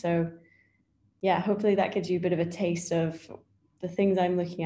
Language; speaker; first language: English; native; English